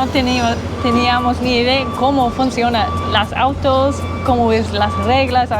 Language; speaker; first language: Spanish; non-native, learner; English